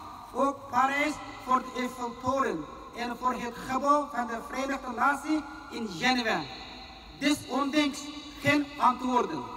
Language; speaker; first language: Dutch; non-native, fluent; Uyghur